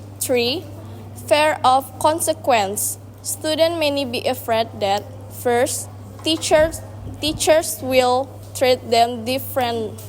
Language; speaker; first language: English; non-native, learner; Indonesian